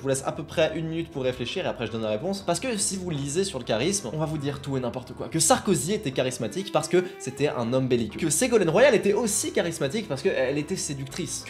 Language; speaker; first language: French; native; French